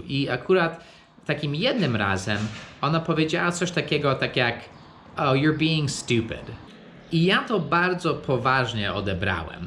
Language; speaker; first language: Polish; non-native, fluent; English